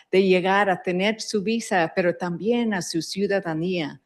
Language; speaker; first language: Spanish; early bilingual, heritage; Spanish